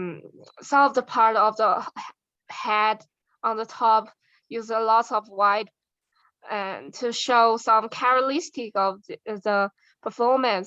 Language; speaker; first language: English; non-native, learner; Chinese